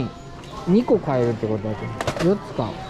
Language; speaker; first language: Japanese; native; Japanese